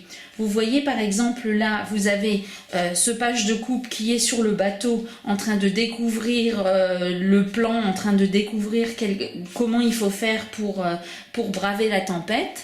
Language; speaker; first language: French; native; French